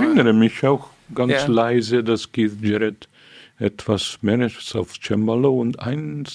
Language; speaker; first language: German; non-native, fluent; Hungarian